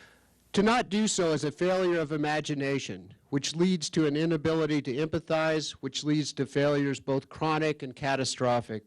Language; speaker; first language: English; native; English